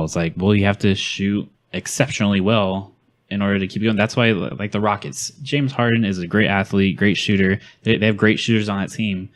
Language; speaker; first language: English; native; English